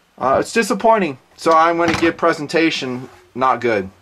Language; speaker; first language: English; native; English